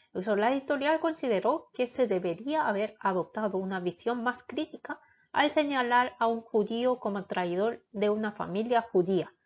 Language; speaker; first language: Spanish; non-native, fluent; Korean